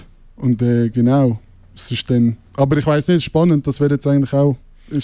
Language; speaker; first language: German; native; German